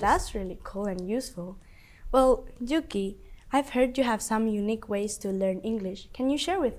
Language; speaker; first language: English; non-native, fluent; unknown